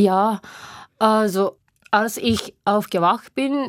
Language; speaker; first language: German; non-native, learner; Japanese